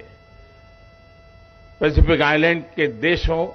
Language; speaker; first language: Hindi; non-native, local second language; Gujarati